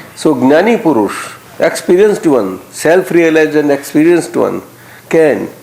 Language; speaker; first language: English; non-native, local second language; Gujarati